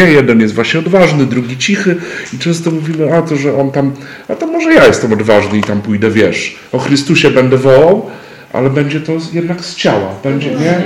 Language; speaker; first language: Polish; native; Polish